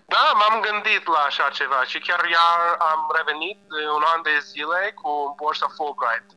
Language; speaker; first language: Romanian; non-native, fluent; English